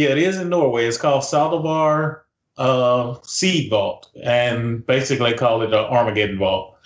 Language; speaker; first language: English; native; English